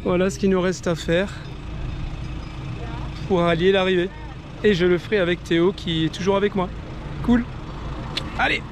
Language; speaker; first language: French; native; French